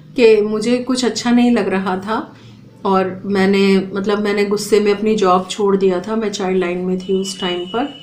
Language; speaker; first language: Hindi; native; Hindi